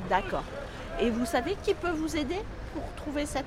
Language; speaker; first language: French; native; French